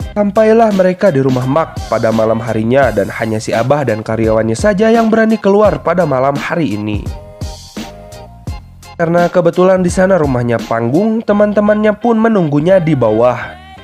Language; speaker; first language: Indonesian; native; Indonesian